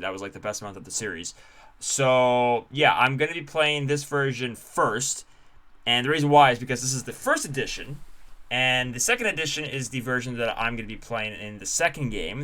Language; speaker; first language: English; native; English